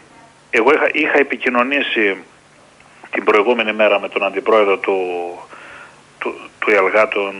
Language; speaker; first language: Greek; native; Greek